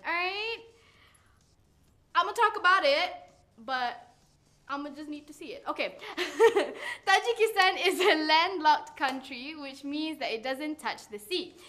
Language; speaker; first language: English; non-native, local second language; Malay